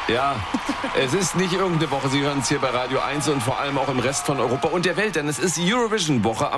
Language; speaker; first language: German; native; German